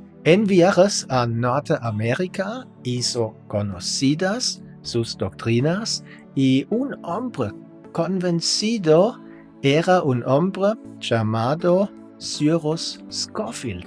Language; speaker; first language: Spanish; non-native, fluent; German